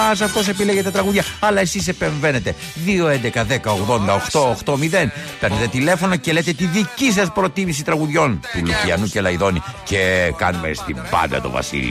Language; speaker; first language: Greek; native; Greek